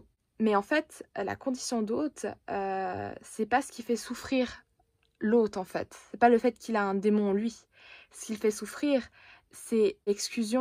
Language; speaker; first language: French; native; French